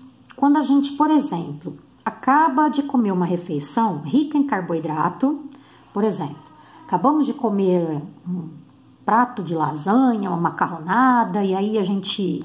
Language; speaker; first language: Portuguese; native; Portuguese